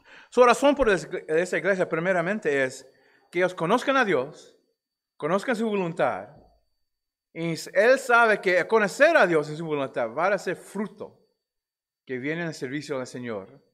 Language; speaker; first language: Spanish; non-native, fluent; English